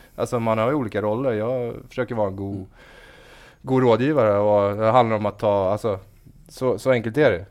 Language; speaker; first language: Swedish; native; Swedish